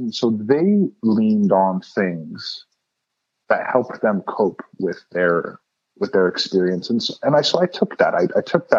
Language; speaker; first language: English; native; English